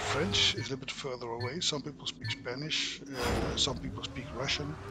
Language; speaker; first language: English; non-native, fluent; Dutch